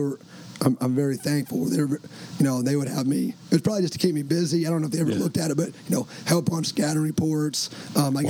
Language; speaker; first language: English; native; English